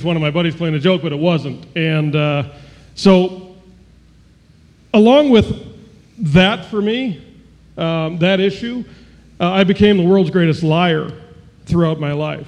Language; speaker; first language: English; native; English